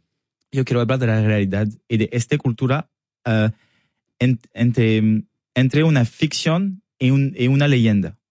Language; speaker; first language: Spanish; non-native, learner; French